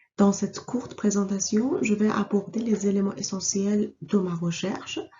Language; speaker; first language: French; non-native, fluent; Persian